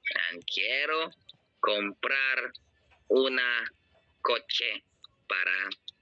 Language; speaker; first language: Spanish; non-native, learner; Filipino